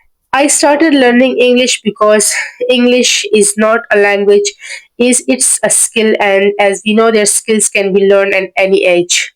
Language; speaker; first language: English; non-native, learner; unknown